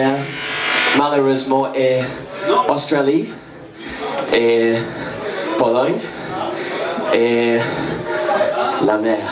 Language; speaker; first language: French; non-native, learner; English